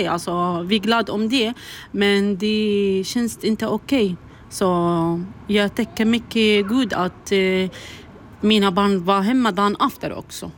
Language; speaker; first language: Swedish; non-native, learner; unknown